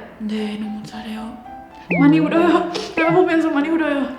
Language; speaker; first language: Korean; non-native, learner; Spanish